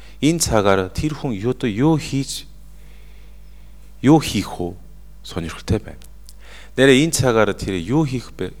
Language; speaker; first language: Mongolian; non-native, fluent; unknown